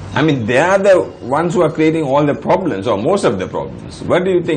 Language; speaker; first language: English; non-native, local second language; Sinhala